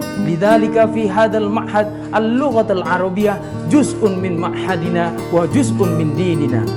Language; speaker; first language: Arabic; non-native, fluent; Indonesian